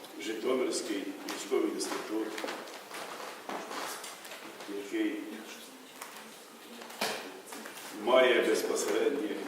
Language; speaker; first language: Ukrainian; native; Ukrainian